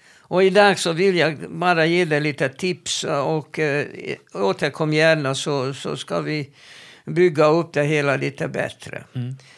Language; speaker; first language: Swedish; non-native, fluent; Hebrew